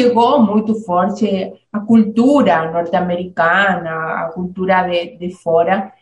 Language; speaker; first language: Portuguese; non-native, fluent; Spanish